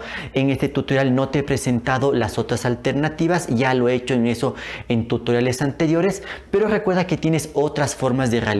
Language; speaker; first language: Spanish; native; Spanish